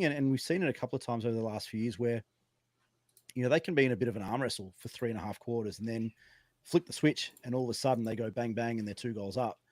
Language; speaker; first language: English; native; English